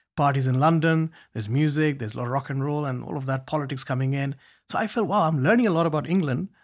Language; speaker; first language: English; non-native, local second language; Bangla